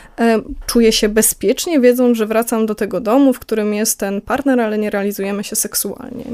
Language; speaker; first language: Polish; native; Polish